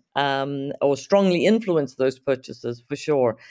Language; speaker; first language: English; native; English